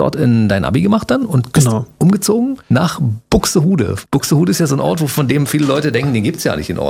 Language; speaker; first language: German; native; German